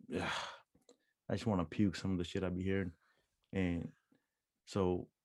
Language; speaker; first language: English; non-native, local second language; Punjabi